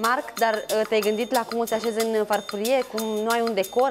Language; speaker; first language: Romanian; native; Romanian